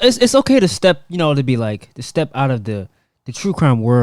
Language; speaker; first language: English; native; English